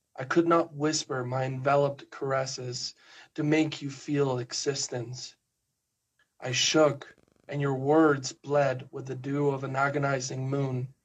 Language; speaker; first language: English; non-native, fluent; Spanish